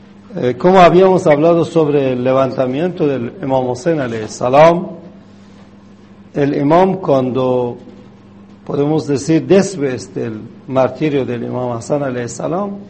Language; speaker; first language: Spanish; non-native, fluent; Persian